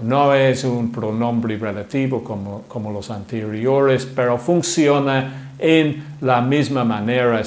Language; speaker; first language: Spanish; non-native, fluent; English